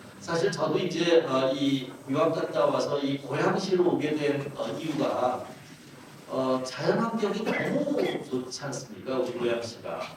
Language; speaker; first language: Korean; native; Korean